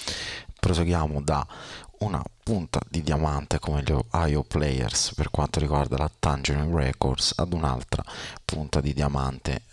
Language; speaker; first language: Italian; native; Italian